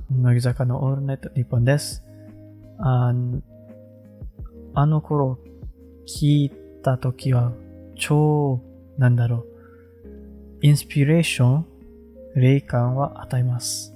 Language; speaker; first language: Japanese; non-native, learner; Malay